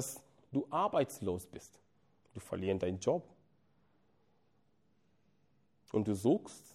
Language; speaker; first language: German; non-native, fluent; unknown